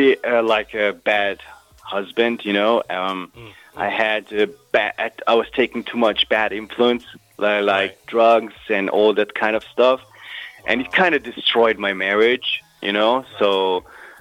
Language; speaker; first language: English; non-native, fluent; German